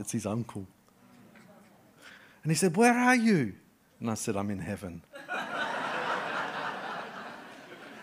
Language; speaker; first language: English; native; English